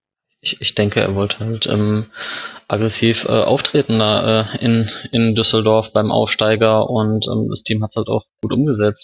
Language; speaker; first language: German; native; German